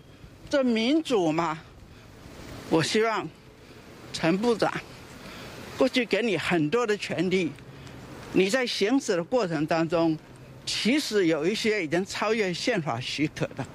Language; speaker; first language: Chinese; native; Chinese